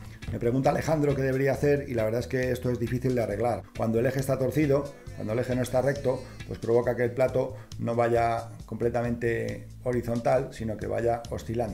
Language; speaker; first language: Spanish; native; Spanish